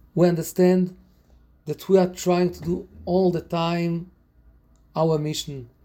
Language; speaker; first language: English; non-native, fluent; Hebrew